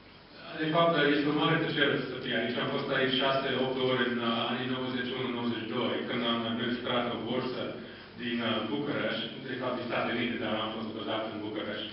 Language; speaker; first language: Romanian; non-native, fluent; English